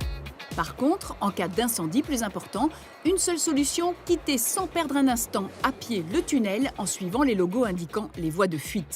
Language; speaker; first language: French; native; French